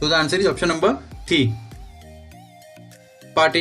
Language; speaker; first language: English; non-native, local second language; Hindi